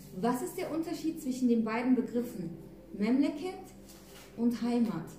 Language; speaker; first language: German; early bilingual, other home language; Turkish